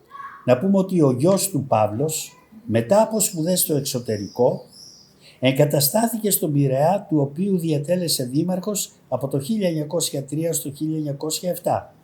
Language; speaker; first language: Greek; native; Greek